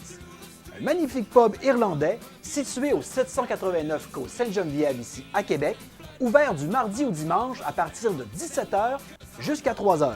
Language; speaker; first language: French; native; French